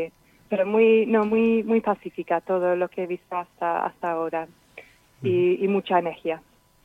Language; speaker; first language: Spanish; non-native, fluent; English